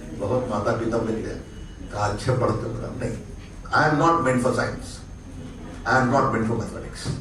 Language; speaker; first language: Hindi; native; Hindi